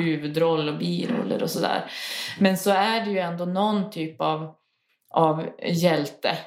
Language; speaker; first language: Swedish; native; Swedish